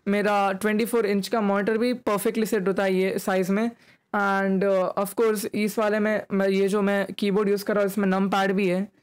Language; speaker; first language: Hindi; native; Hindi